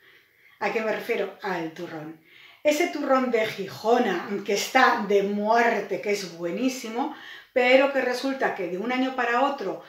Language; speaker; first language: Spanish; native; Spanish